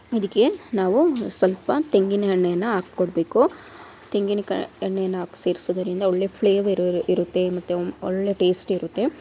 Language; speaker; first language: Kannada; non-native, local second language; Kodava